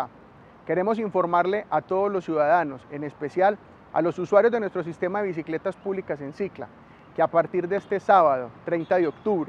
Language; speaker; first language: Spanish; native; Spanish